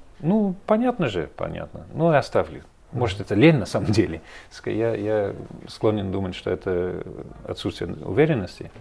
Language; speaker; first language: Russian; non-native, fluent; English